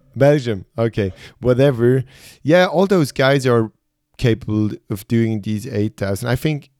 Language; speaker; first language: English; non-native, fluent; Swiss German